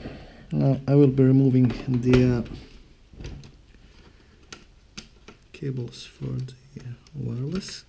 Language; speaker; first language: English; non-native, fluent; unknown